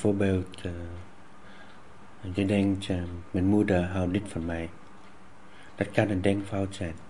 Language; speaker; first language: Dutch; non-native, fluent; Vietnamese